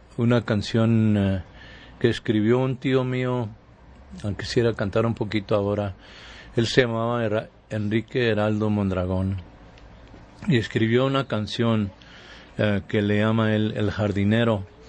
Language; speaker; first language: Spanish; early bilingual, heritage; Spanish